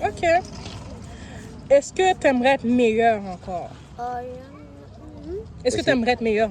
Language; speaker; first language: French; native; French